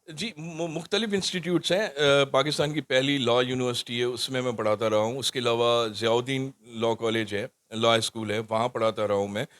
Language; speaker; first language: Urdu; non-native, local second language; Sindhi